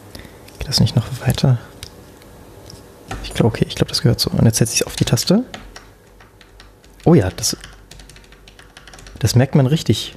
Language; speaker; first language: German; native; German